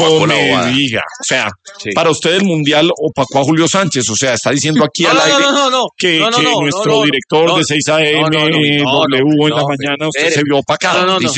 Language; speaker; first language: Spanish; native; Spanish